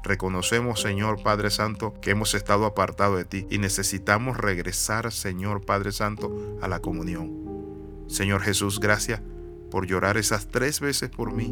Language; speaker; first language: Spanish; native; Spanish